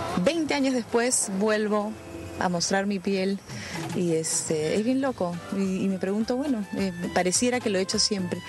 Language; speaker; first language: Spanish; native; Spanish